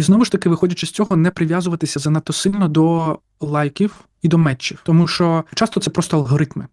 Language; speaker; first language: Ukrainian; native; Ukrainian